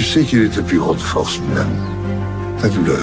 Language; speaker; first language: French; native; French